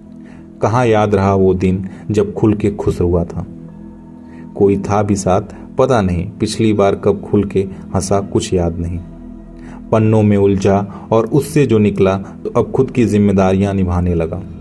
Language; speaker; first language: Hindi; native; Hindi